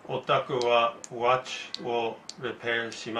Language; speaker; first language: Japanese; non-native, learner; English